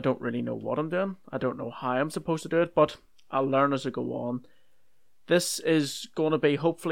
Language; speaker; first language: English; native; English